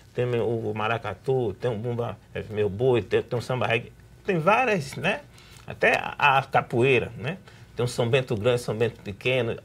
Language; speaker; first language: Portuguese; native; Portuguese